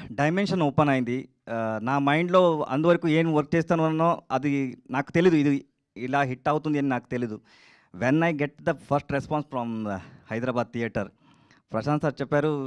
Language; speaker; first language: Telugu; non-native, learner; Kannada